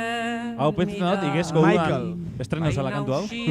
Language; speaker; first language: Basque; native; Basque